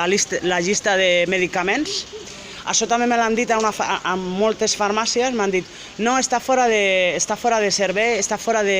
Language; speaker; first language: Catalan; non-native, fluent; French